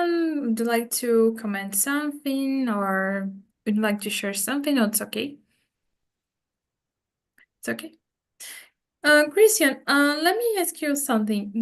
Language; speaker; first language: English; non-native, fluent; Portuguese